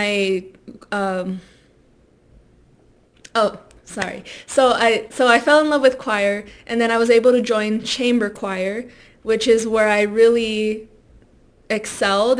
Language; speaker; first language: English; early bilingual, other home language; Spanish